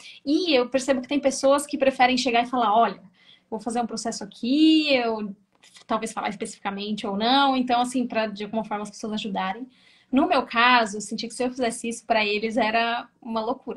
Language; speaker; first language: Portuguese; native; Portuguese